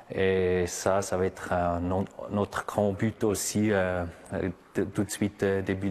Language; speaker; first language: French; non-native, local second language; German